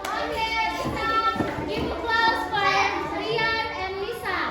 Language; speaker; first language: English; non-native, fluent; Indonesian